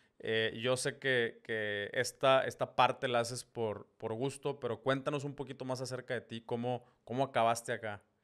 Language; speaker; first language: Spanish; native; Spanish